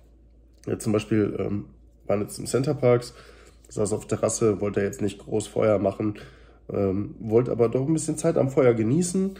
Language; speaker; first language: German; native; German